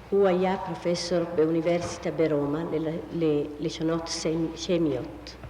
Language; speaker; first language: Hebrew; non-native, fluent; Italian